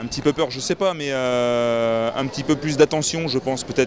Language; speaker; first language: French; native; French